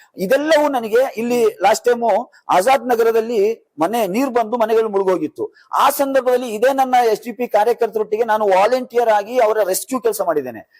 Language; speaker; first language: Kannada; non-native, local second language; Urdu